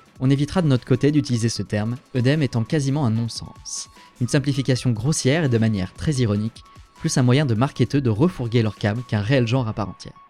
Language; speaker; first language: French; native; French